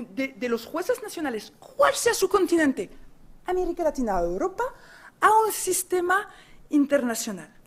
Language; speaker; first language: Spanish; non-native, fluent; French